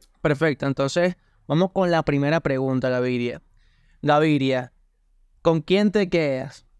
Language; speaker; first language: Spanish; native; Spanish